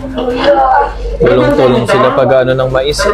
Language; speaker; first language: Filipino; native; Filipino